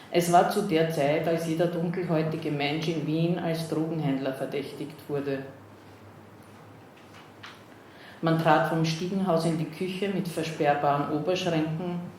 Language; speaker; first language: German; native; German